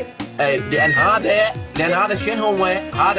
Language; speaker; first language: Arabic; native; Arabic